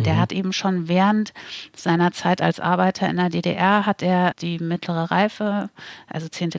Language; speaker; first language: German; native; German